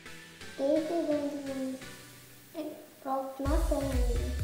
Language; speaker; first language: German; early bilingual, other home language; Russian